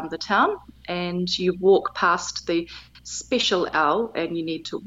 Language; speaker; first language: English; native; English